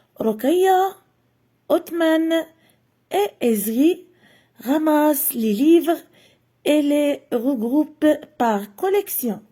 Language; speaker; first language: French; non-native, local second language; Arabic